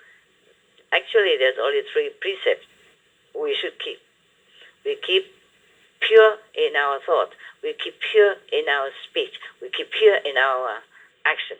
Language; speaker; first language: English; non-native, fluent; Vietnamese